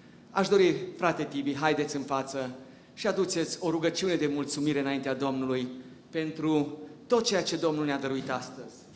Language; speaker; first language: Romanian; native; Romanian